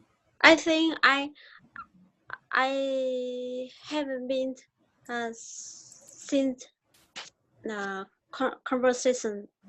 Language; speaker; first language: English; non-native, learner; Vietnamese